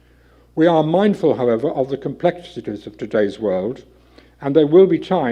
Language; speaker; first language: English; native; English